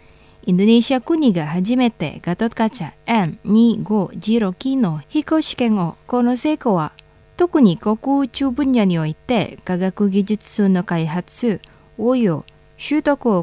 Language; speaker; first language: Japanese; non-native, fluent; Indonesian